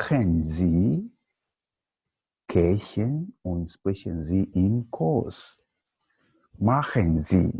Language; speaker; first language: German; non-native, learner; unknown